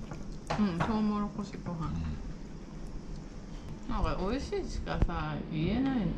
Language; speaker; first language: Japanese; non-native, fluent; Korean